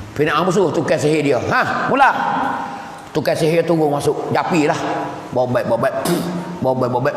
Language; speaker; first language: Malay; native; Malay